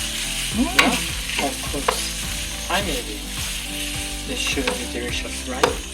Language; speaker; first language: English; non-native, learner; Korean